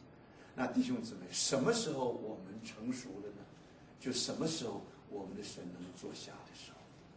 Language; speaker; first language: Chinese; native; Chinese